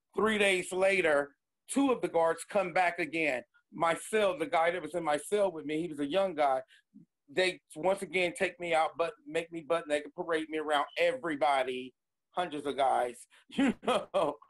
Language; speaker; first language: English; native; English